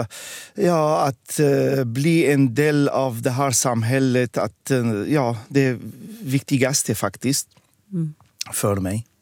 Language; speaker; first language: Swedish; non-native, fluent; Arabic